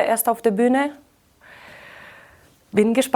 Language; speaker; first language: German; non-native, fluent; Catalan